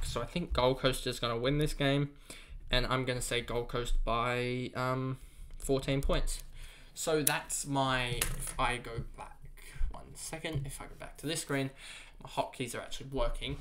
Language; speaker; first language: English; native; English